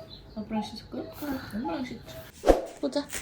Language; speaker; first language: Korean; native; Korean